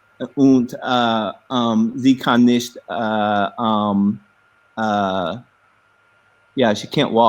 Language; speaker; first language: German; non-native, learner; English